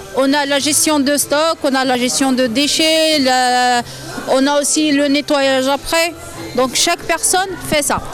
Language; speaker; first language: French; non-native, local second language; Arabic